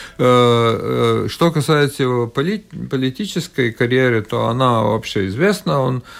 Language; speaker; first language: Russian; non-native, local second language; Latvian